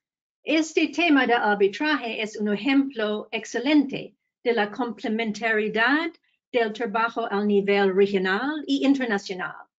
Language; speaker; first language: Spanish; non-native, fluent; English